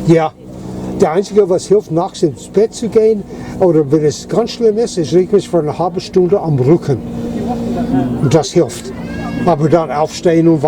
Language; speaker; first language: German; non-native, fluent; English